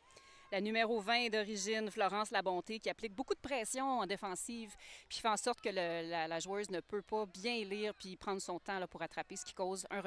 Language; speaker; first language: French; native; French